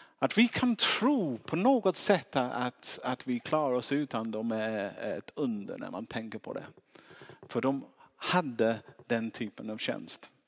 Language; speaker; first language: Swedish; non-native, fluent; English